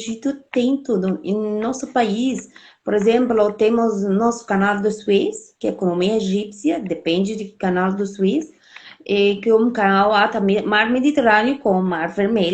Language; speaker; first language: Portuguese; non-native, fluent; Arabic